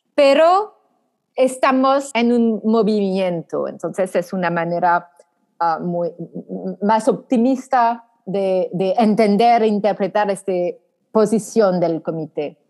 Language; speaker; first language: Spanish; non-native, fluent; French